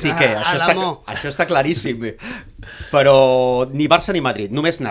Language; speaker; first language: Catalan; native; Catalan